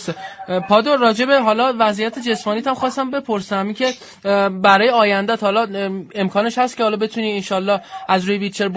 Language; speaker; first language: Persian; native; Persian